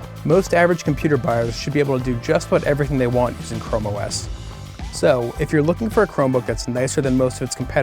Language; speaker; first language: English; native; English